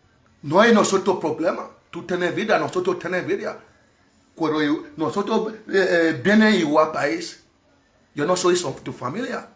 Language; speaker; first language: Spanish; non-native, learner; Bini